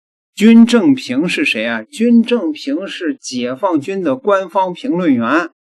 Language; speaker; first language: Chinese; native; Chinese